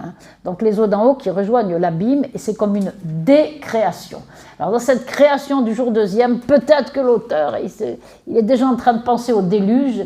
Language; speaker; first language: French; native; French